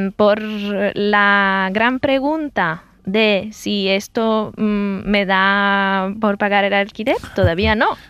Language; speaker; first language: Spanish; non-native, fluent; Italian